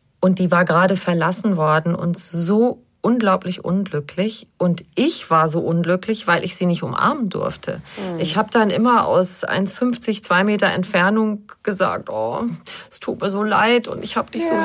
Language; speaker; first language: German; native; German